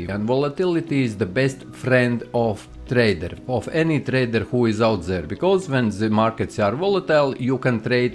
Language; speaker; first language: English; non-native, fluent; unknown